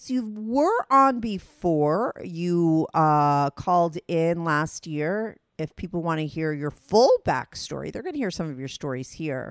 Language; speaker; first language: English; native; English